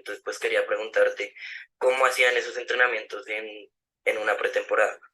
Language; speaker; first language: Spanish; native; Spanish